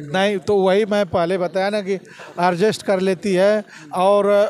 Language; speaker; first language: Hindi; native; Hindi